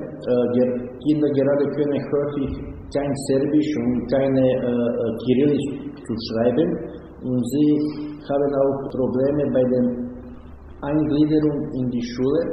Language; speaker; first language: German; non-native, learner; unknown